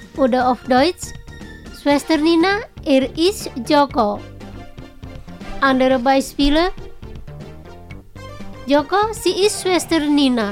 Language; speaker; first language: German; non-native, learner; Indonesian